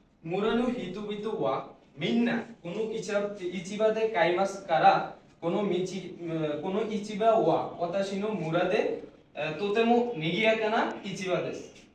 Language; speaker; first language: Japanese; non-native, learner; Bangla